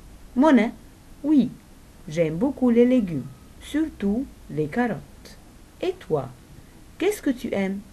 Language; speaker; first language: French; non-native, fluent; Arabic